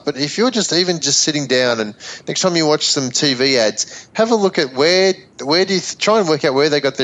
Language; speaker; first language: English; native; English